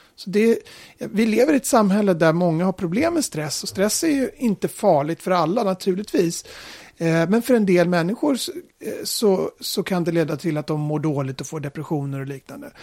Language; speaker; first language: Swedish; native; Swedish